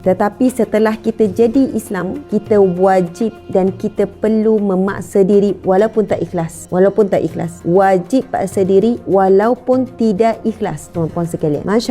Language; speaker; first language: Malay; native; Malay